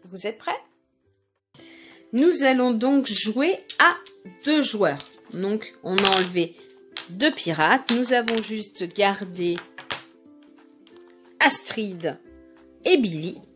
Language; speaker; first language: French; native; French